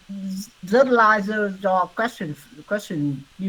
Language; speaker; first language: English; non-native, learner; Vietnamese